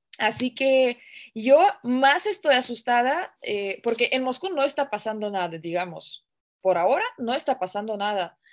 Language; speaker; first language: Spanish; non-native, fluent; Russian